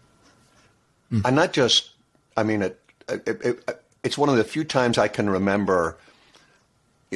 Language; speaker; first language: English; native; English